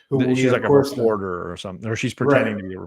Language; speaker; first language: English; native; English